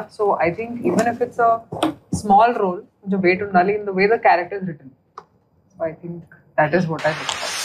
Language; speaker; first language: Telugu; non-native, fluent; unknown